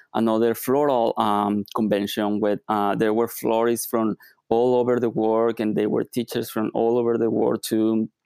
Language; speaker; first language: English; non-native, fluent; Spanish